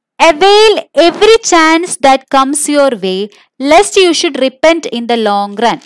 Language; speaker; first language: English; non-native, local second language; Malayalam